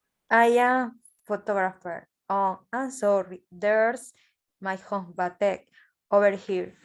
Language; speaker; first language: English; non-native, learner; Spanish